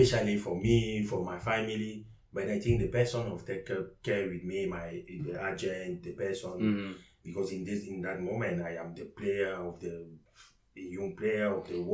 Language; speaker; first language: English; non-native, learner; French